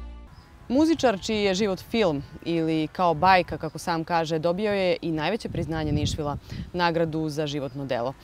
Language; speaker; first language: Serbian; native; Serbian